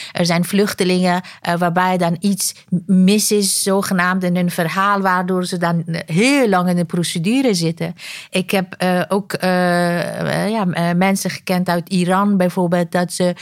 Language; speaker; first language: Dutch; non-native, fluent; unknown